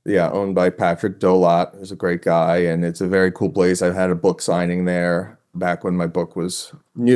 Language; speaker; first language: English; native; English